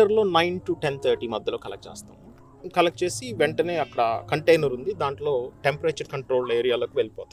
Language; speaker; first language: Telugu; native; Telugu